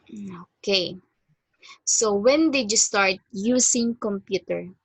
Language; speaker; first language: English; non-native, fluent; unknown